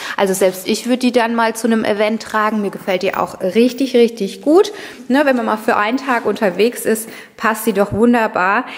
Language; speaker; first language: German; non-native, fluent; Italian